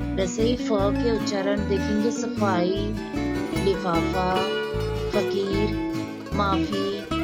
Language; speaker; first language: Hindi; native; Hindi